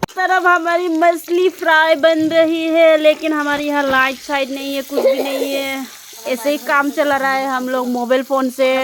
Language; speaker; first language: Hindi; non-native, local second language; Assamese